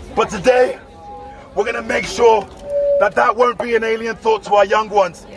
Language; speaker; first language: English; native; English